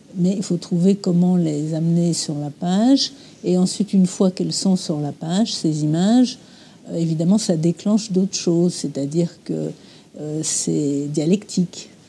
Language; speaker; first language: French; early bilingual, other home language; English